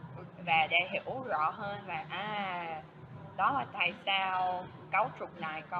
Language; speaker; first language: Vietnamese; non-native, fluent; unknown